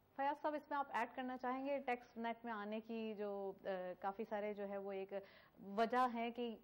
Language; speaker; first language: Urdu; native; Urdu